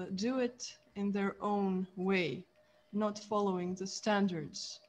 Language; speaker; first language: English; non-native, fluent; Croatian